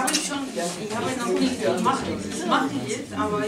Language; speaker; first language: German; non-native, learner; Spanish